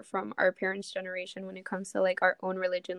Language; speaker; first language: English; native; English